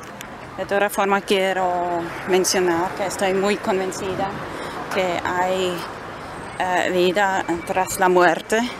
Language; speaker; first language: Spanish; non-native, fluent; German